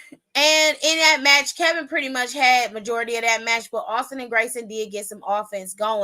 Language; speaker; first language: English; native; English